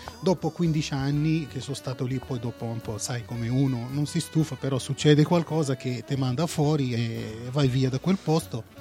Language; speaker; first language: Italian; non-native, fluent; Arabic